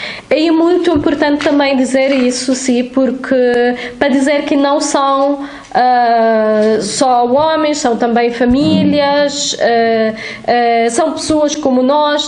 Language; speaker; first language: Portuguese; non-native, fluent; Arabic